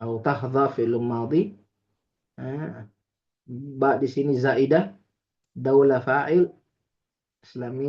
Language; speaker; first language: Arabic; non-native, fluent; Indonesian